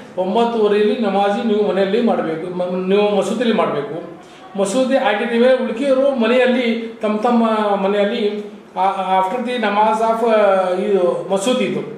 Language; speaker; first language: Kannada; non-native, local second language; Urdu